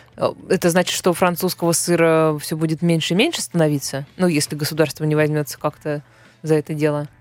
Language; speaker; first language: Russian; native; Russian